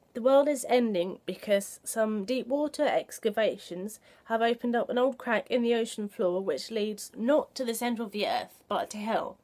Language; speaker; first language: English; native; English